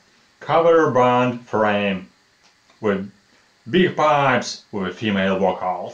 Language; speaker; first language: English; non-native, fluent; Russian